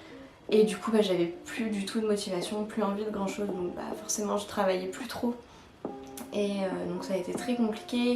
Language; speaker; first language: French; native; French